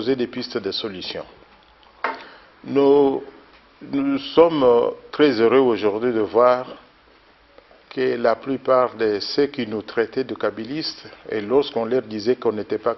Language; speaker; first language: French; non-native, local second language; Luba-Lulua